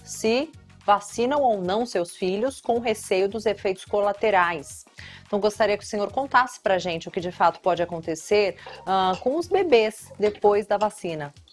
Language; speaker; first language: Portuguese; native; Portuguese